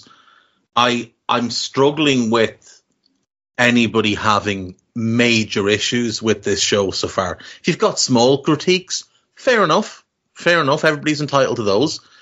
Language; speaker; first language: English; native; English